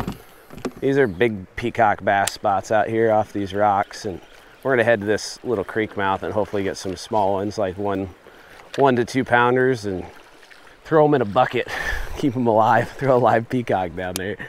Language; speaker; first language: English; native; English